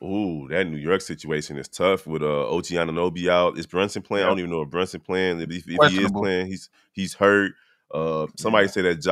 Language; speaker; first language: English; native; English